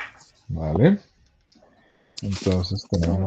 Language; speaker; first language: Spanish; native; Spanish